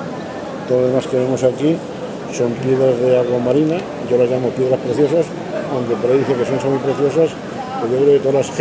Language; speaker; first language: Spanish; native; Spanish